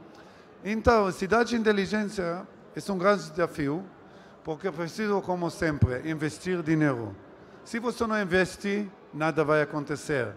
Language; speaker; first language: Portuguese; non-native, learner; Hebrew